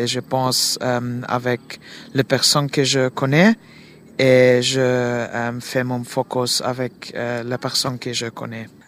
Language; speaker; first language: French; non-native, learner; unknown